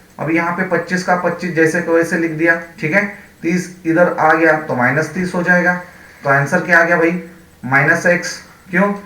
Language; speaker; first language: Hindi; non-native, local second language; Marathi